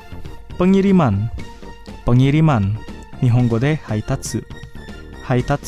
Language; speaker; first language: Japanese; non-native, fluent; Indonesian